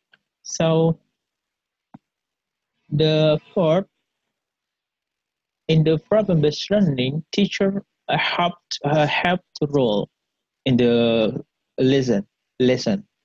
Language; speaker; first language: English; non-native, learner; Indonesian